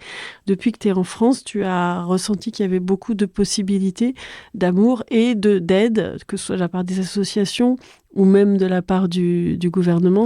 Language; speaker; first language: French; native; French